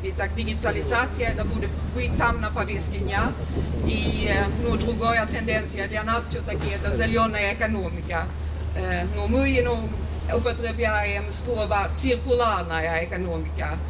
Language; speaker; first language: Russian; non-native, learner; Swedish